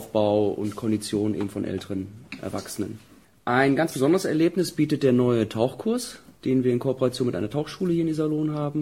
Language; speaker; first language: German; native; German